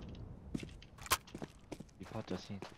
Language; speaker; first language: Cantonese; native; Cantonese